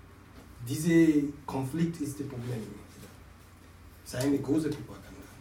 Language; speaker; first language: German; non-native, learner; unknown